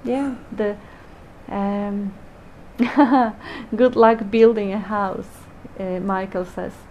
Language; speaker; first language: English; non-native, fluent; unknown